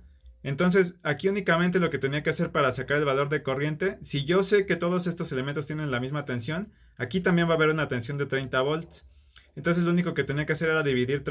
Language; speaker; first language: Spanish; native; Spanish